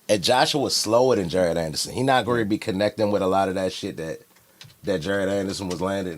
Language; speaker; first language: English; native; English